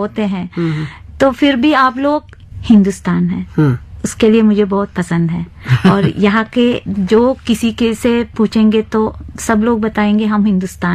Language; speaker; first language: Hindi; non-native, fluent; Sinhala